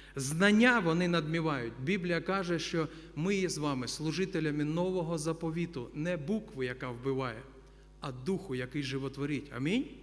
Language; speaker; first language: Ukrainian; non-native, local second language; Russian